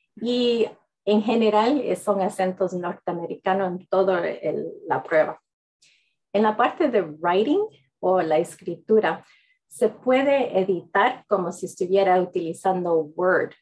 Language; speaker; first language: Spanish; early bilingual, heritage; English